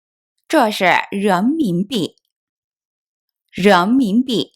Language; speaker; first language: Chinese; non-native, fluent; Korean